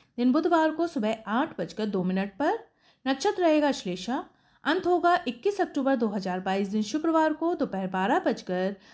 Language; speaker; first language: Hindi; native; Hindi